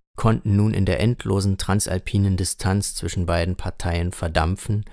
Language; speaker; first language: German; native; German